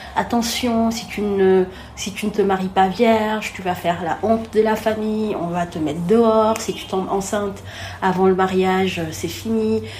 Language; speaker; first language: French; non-native, local second language; Wolof